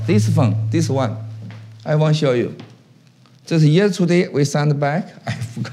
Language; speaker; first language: English; non-native, learner; Chinese